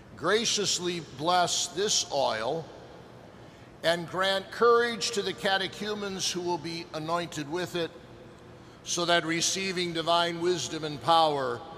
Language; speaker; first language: English; native; English